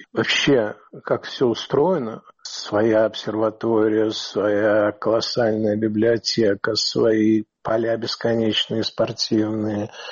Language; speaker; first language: Russian; native; Russian